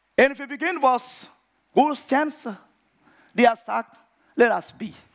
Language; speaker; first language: Danish; non-native, fluent; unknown